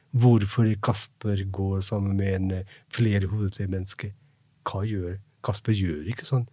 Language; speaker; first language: Norwegian; non-native, fluent; Punjabi